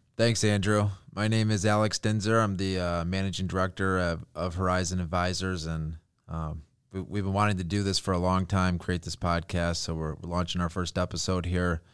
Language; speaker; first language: English; native; English